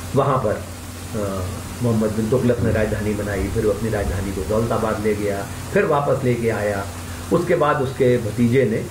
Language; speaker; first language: Hindi; native; Hindi